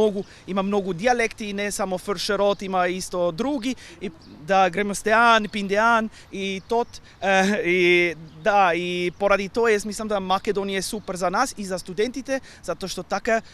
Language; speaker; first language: Macedonian; non-native, learner; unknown